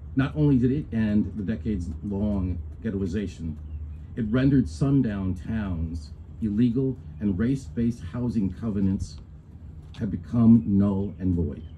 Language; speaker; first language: English; native; English